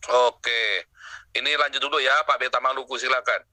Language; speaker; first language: Indonesian; native; Indonesian